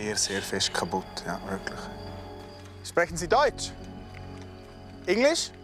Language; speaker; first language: German; native; German